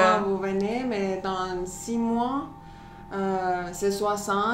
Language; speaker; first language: French; non-native, fluent; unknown